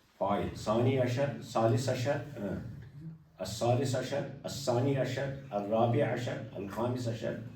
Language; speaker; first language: Arabic; non-native, fluent; Urdu